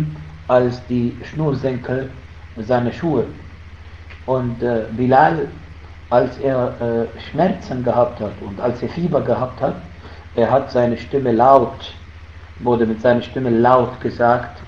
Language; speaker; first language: German; non-native, fluent; Arabic